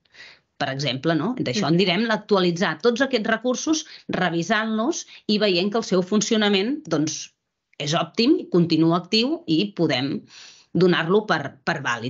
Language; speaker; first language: Catalan; native; Catalan